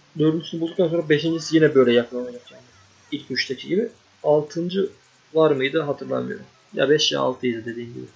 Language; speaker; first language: Turkish; native; Turkish